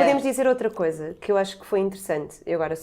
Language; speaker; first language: Portuguese; native; Portuguese